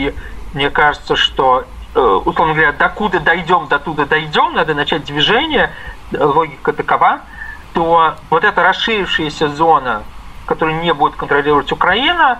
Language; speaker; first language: Russian; native; Russian